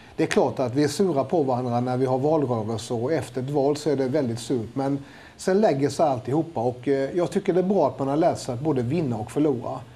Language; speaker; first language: Swedish; native; Swedish